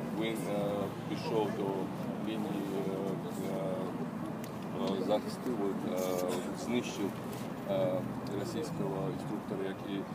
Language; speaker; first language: Ukrainian; non-native, learner; Georgian